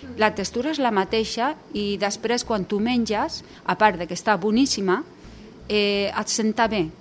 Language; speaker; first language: Catalan; non-native, local second language; Spanish